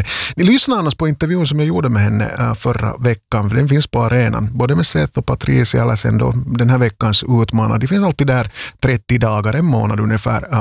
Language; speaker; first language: Swedish; native; Swedish